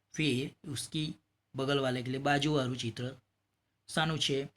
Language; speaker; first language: Hindi; non-native, local second language; Gujarati